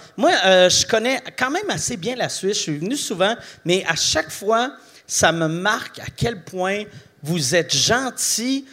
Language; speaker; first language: French; native; French